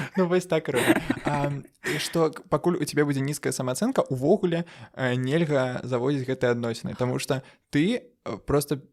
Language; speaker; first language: Belarusian; non-native, local second language; Russian